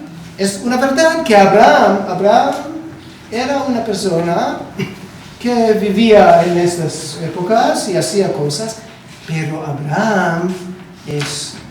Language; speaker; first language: Spanish; non-native, learner; Hebrew